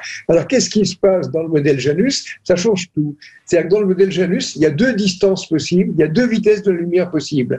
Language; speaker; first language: French; native; French